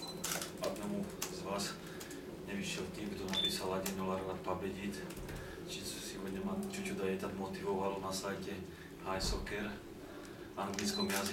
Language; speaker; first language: Russian; non-native, learner; Slovak